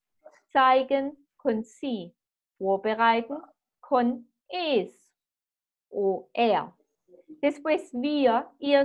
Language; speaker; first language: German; non-native, fluent; Spanish